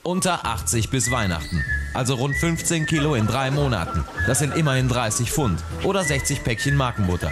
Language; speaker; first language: German; native; German